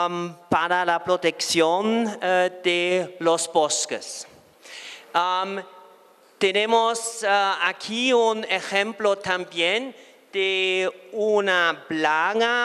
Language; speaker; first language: Spanish; non-native, fluent; German